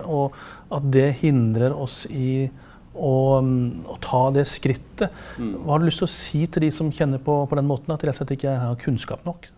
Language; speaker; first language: Norwegian; native; Norwegian